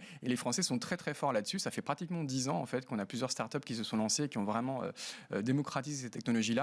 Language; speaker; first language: French; native; French